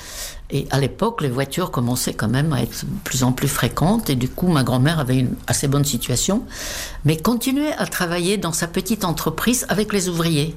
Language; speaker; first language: French; non-native, fluent; Czech